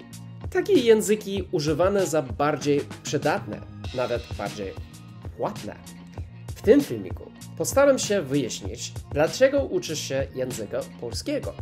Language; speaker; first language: Polish; non-native, learner; English